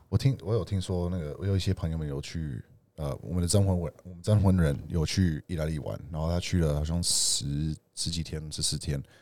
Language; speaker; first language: Chinese; non-native, fluent; English